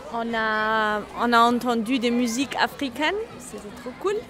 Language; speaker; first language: French; non-native, learner; German